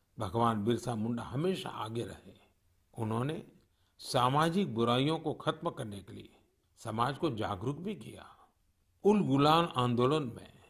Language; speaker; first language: Hindi; non-native, local second language; Gujarati